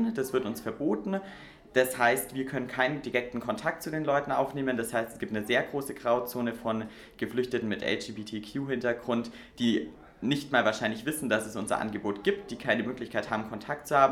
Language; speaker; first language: German; native; German